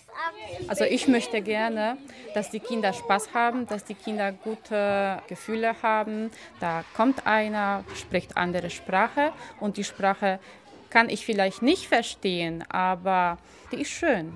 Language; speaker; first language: German; non-native, fluent; Polish